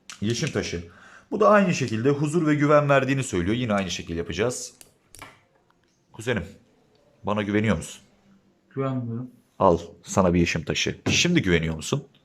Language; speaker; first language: Turkish; native; Turkish